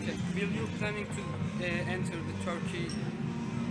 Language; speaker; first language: English; non-native, learner; Turkish